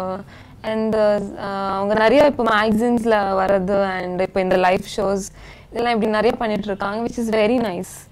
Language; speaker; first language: Tamil; non-native, local second language; Telugu